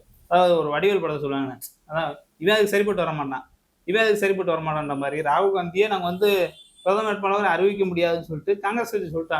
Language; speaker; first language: Tamil; native; Tamil